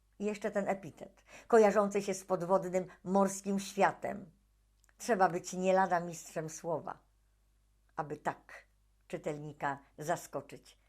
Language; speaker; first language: Polish; native; Polish